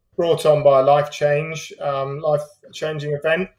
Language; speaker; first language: English; native; English